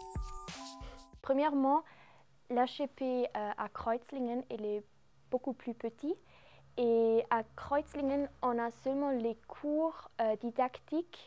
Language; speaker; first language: French; non-native, local second language; German